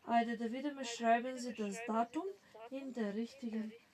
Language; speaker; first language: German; non-native, fluent; Macedonian